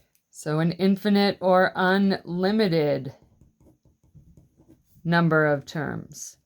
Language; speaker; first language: English; native; English